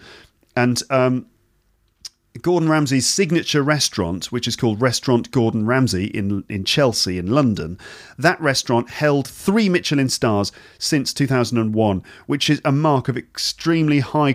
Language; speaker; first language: English; native; English